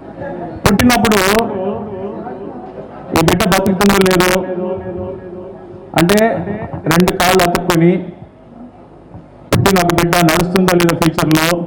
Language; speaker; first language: Telugu; native; Telugu